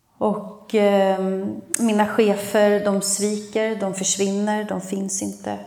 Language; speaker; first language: Swedish; native; Swedish